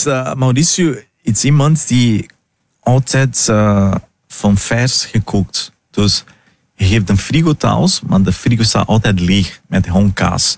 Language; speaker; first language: Dutch; non-native, learner; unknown